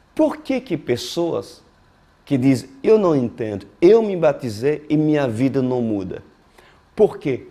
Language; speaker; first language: Portuguese; non-native, fluent; French